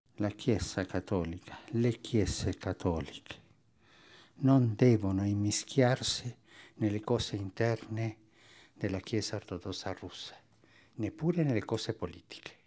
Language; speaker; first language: Italian; early bilingual, heritage; Spanish